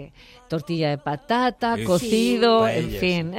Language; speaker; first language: Spanish; native; Spanish